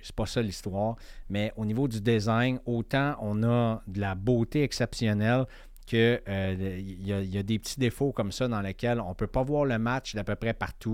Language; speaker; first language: French; native; French